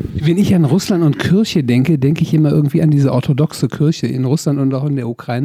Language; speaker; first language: German; native; German